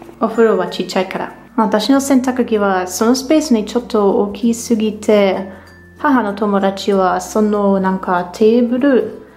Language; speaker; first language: Japanese; non-native, learner; German